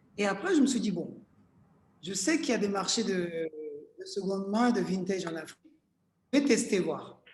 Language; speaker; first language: French; early bilingual, other home language; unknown